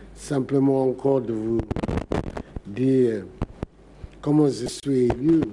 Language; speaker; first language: French; non-native, fluent; Akan